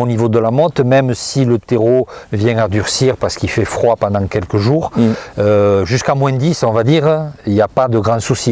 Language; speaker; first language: French; native; French